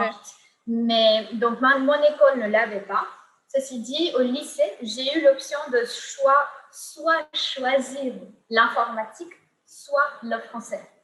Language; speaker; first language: French; non-native, fluent; Gujarati